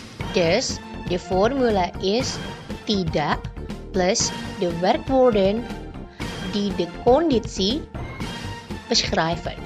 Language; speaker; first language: Dutch; non-native, learner; Indonesian